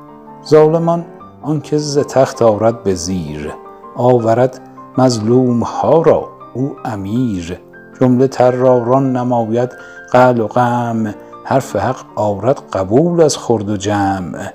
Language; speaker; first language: Persian; native; Persian